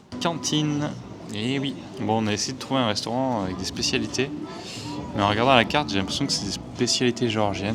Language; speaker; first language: French; native; French